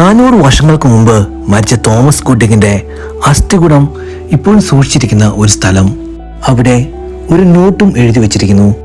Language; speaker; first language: Malayalam; native; Malayalam